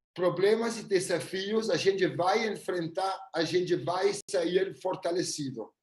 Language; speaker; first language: Portuguese; non-native, fluent; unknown